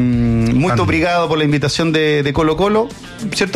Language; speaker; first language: Spanish; native; Spanish